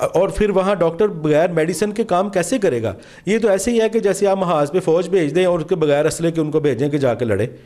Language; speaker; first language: Urdu; non-native, local second language; Punjabi